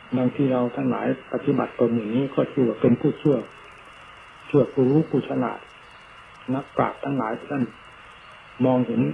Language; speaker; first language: Thai; native; Thai